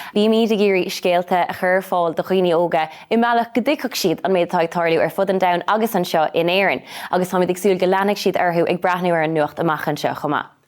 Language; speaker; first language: Irish; non-native, local second language; English